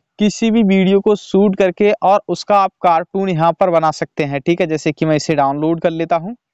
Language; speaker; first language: Hindi; native; Hindi